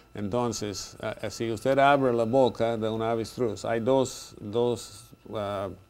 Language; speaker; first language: Spanish; non-native, fluent; English